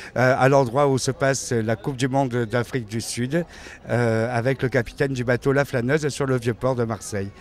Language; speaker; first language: French; native; French